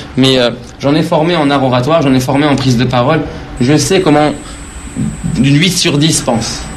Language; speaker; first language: French; non-native, fluent; Persian